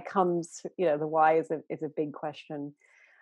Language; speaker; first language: English; native; English